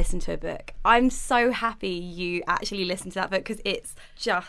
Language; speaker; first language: English; native; English